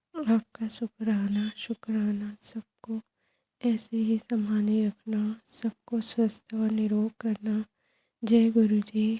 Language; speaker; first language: Hindi; native; Hindi